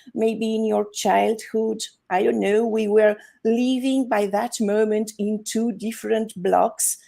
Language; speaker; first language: English; non-native, fluent; Romanian